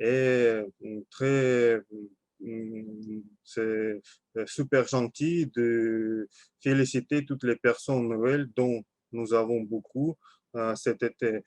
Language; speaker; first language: French; non-native, learner; Russian